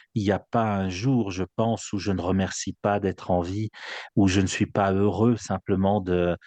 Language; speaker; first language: French; native; French